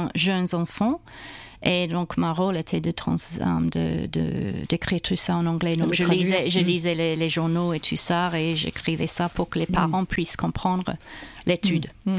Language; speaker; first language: French; non-native, fluent; English